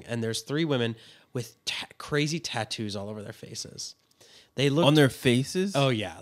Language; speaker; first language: English; native; English